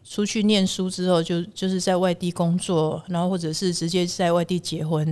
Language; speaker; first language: Chinese; native; Chinese